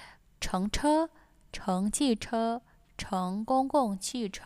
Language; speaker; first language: Chinese; non-native, fluent; Indonesian